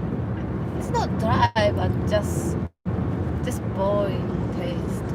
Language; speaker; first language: English; non-native, learner; Japanese